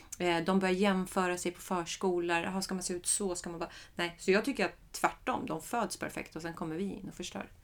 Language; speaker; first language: Swedish; early bilingual, other home language; Persian